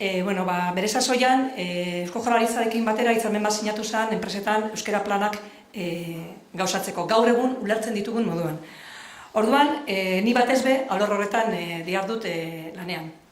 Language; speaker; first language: Basque; native; Basque